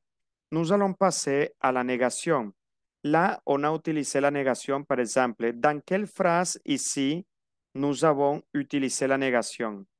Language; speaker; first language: French; non-native, fluent; Spanish